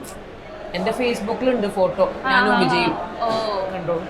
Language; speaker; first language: Malayalam; non-native, fluent; Tamil